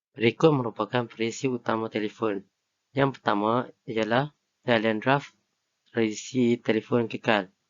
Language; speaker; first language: Malay; native; Malay